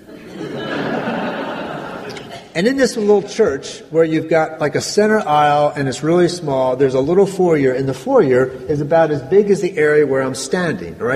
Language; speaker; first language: English; native; English